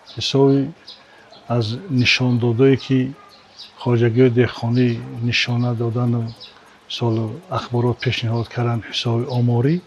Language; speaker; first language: Tajik; native; Tajik